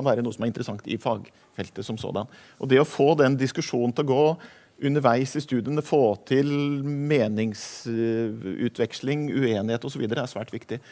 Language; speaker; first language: Norwegian; native; Norwegian